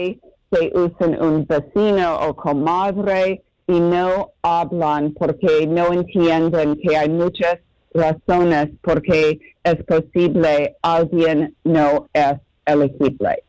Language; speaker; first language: Spanish; non-native, learner; English